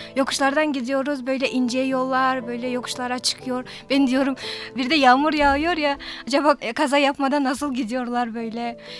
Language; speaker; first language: Turkish; non-native, fluent; Kyrgyz